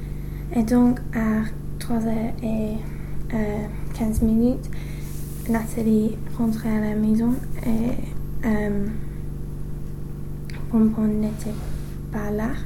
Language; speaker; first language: French; non-native, learner; English